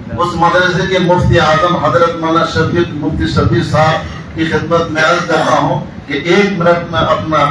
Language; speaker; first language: Urdu; non-native, local second language; Bangla